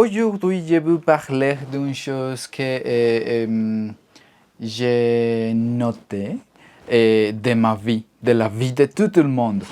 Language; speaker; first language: French; non-native, learner; Spanish